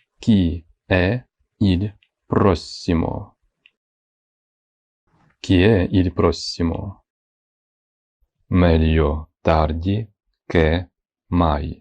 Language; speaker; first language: Italian; non-native, fluent; Ukrainian